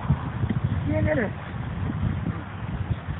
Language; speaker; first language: Spanish; non-native, learner; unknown